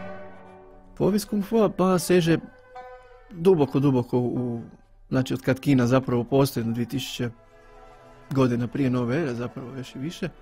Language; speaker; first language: Bosnian; native; Bosnian